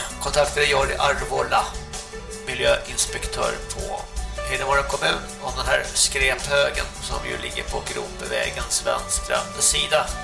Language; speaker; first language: Swedish; native; Swedish